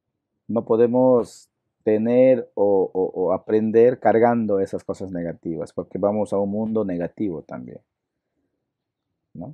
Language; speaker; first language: Spanish; non-native, local second language; Shipibo-Conibo